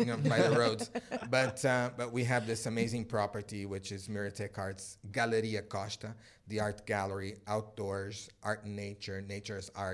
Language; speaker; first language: English; native; English